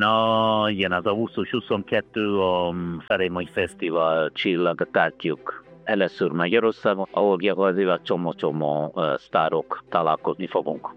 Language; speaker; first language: Hungarian; non-native, fluent; Italian